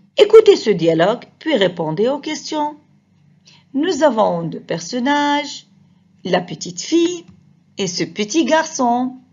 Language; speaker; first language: French; non-native, fluent; Arabic